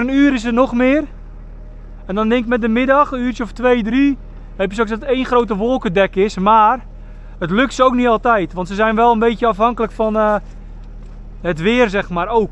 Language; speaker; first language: Dutch; native; Dutch